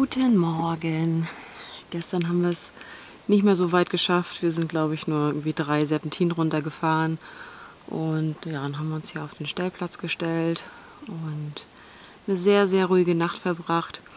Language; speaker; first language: German; native; German